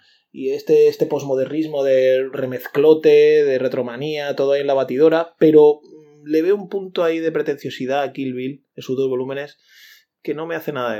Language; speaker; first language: Spanish; native; Spanish